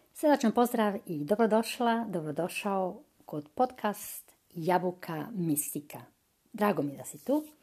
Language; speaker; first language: Croatian; early bilingual, heritage; Croatian